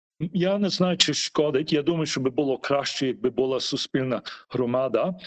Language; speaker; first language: Ukrainian; early bilingual, heritage; Ukrainian